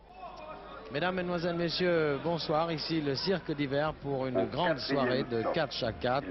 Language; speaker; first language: French; native; French